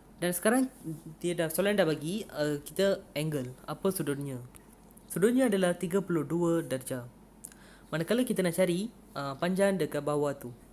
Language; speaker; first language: Malay; non-native, local second language; Tamil